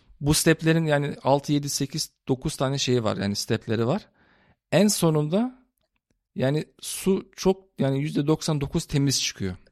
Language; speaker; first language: Turkish; early bilingual, heritage; Turkish